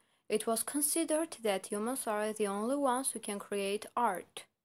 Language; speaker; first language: English; non-native, fluent; Armenian